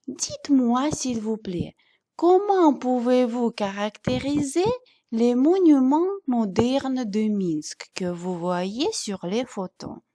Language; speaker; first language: French; non-native, fluent; Russian